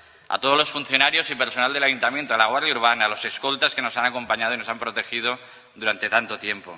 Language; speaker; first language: Spanish; native; Spanish